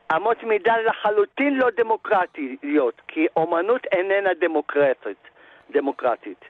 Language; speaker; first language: Hebrew; native; Hebrew